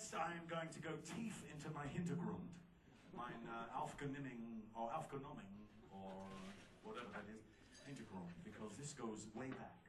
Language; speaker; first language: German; non-native, learner; English